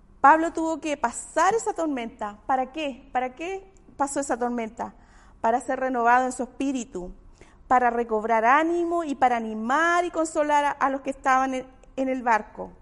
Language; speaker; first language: Spanish; native; Spanish